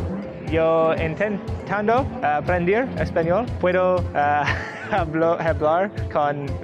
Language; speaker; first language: Spanish; non-native, learner; English